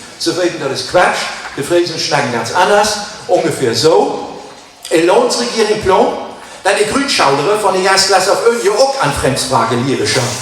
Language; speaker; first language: German; native; German